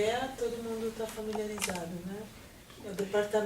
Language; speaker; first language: Spanish; non-native, fluent; Portuguese